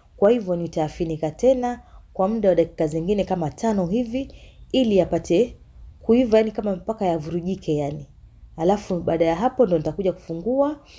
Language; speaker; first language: Swahili; native; Swahili